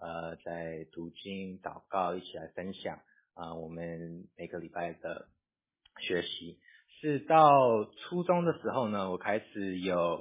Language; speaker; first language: Chinese; early bilingual, heritage; English